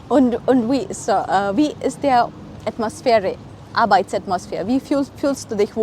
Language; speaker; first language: German; non-native, fluent; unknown